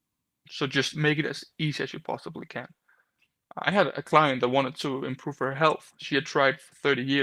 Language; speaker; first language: English; non-native, fluent; Danish